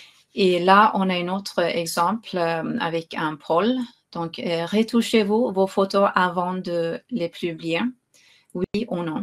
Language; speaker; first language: French; non-native, fluent; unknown